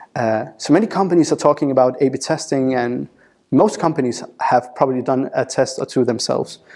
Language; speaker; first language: English; non-native, fluent; Danish